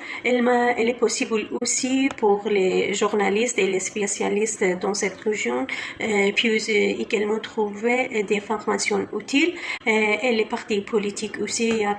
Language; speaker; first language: French; non-native, fluent; Kurdish